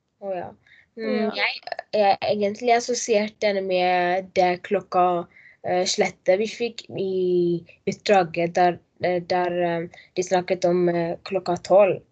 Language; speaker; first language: Norwegian; non-native, learner; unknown